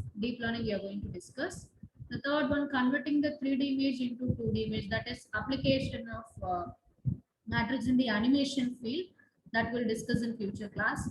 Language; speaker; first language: English; non-native, local second language; Tamil